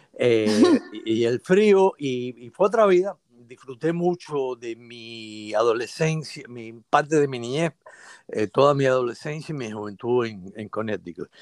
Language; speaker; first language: Spanish; native; Spanish